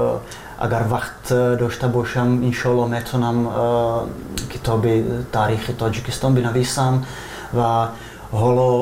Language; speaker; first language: Persian; non-native, fluent; Czech